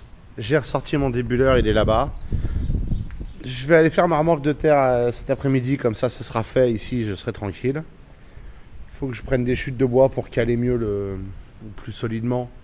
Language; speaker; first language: French; native; French